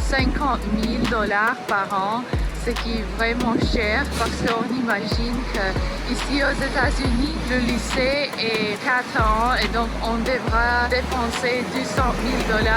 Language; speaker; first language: French; non-native, learner; English